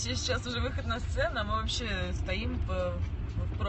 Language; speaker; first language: Russian; native; Russian